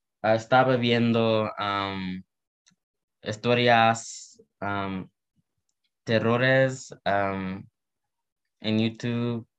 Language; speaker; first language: Spanish; non-native, learner; English